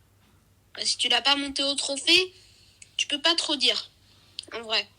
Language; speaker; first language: French; native; French